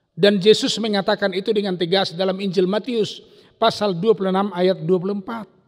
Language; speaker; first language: Indonesian; non-native, local second language; Batak Toba